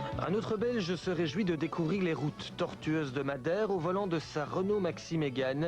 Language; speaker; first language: French; native; French